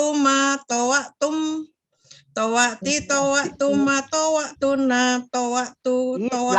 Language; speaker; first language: Arabic; non-native, learner; Indonesian